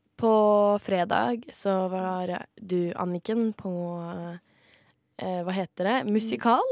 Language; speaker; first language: Norwegian; native; Norwegian